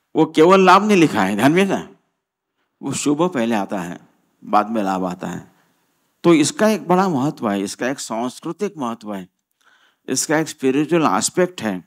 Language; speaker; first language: Hindi; non-native, local second language; Marathi